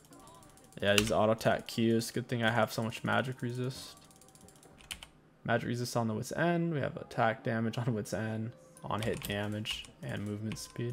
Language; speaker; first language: English; native; English